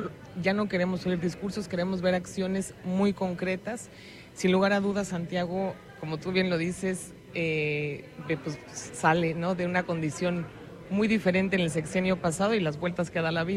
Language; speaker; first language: Spanish; native; Spanish